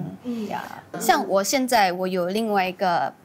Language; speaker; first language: Chinese; native; Chinese